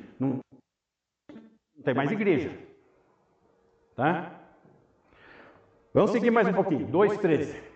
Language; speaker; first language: Portuguese; native; Portuguese